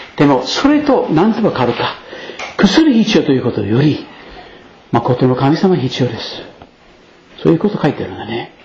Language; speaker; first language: Japanese; non-native, fluent; English